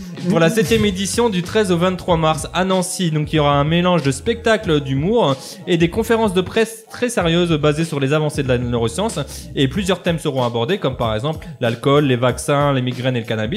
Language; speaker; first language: French; native; French